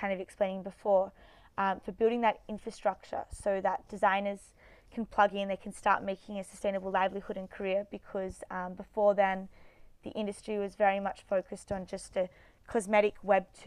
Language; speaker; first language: English; native; English